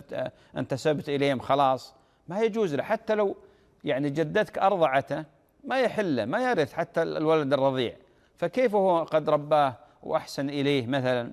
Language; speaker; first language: Arabic; native; Arabic